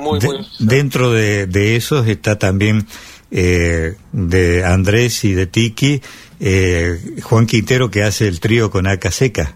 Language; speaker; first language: Spanish; native; Spanish